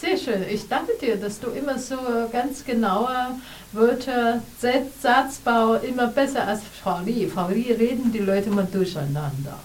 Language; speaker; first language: German; non-native, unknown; Chinese